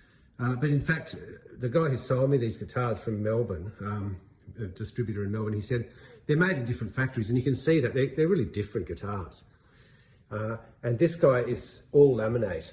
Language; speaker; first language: English; native; English